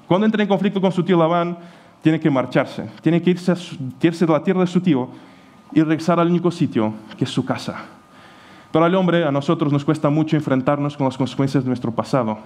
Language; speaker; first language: Spanish; non-native, fluent; Ukrainian